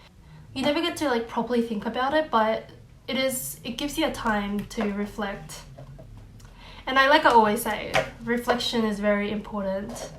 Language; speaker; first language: English; non-native, fluent; Korean